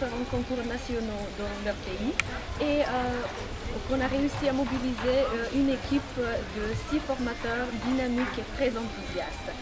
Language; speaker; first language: French; non-native, fluent; Macedonian